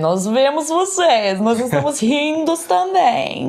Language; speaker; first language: Portuguese; non-native, learner; English